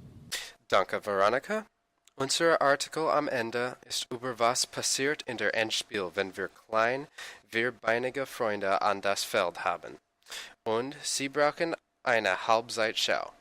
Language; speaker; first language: German; non-native, learner; English